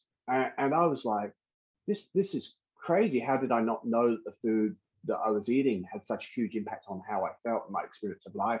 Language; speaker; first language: English; native; English